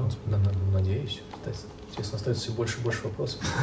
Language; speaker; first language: Russian; native; Russian